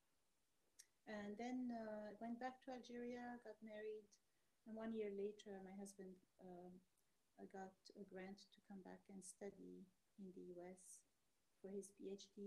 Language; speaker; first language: English; non-native, fluent; Arabic